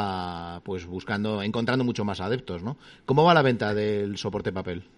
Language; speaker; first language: Spanish; native; Spanish